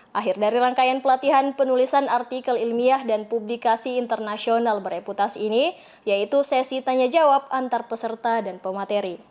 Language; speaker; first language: Indonesian; native; Indonesian